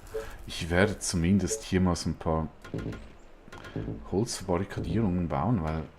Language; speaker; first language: German; native; German